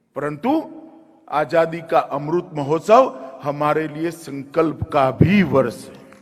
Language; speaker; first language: Hindi; non-native, local second language; Gujarati